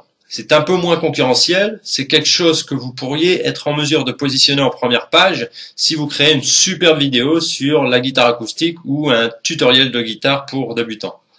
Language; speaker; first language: French; native; French